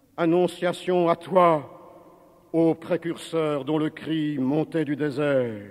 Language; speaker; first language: French; native; French